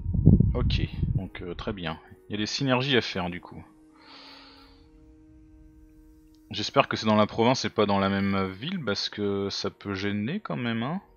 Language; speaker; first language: French; native; French